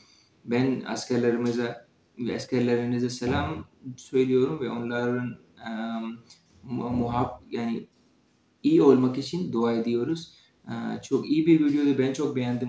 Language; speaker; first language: Turkish; non-native, fluent; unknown